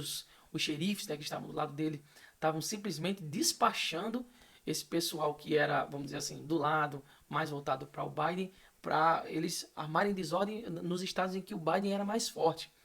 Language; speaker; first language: Portuguese; native; Portuguese